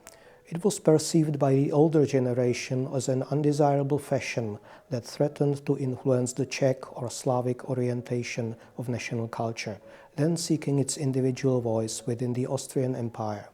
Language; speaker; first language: English; non-native, fluent; Czech